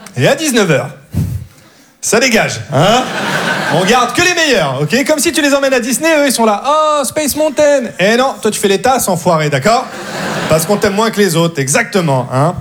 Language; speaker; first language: French; native; French